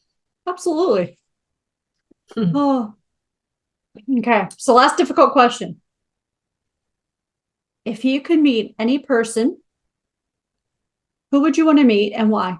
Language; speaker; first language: English; native; English